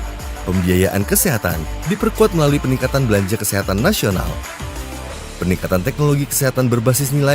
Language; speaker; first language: Indonesian; native; Indonesian